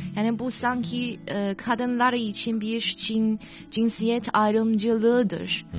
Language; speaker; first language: Turkish; non-native, fluent; Chinese